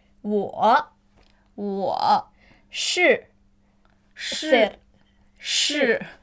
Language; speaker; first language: Chinese; non-native, learner; Spanish